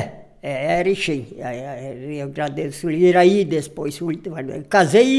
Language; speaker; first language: Portuguese; non-native, local second language; Polish